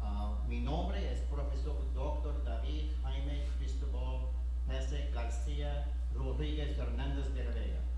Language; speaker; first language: Spanish; non-native, learner; English